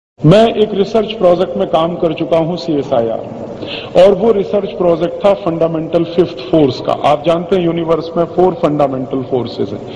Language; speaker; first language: Hindi; native; Hindi